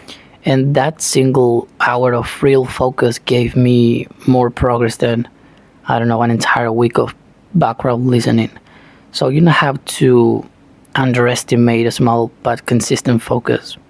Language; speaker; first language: English; non-native, fluent; Spanish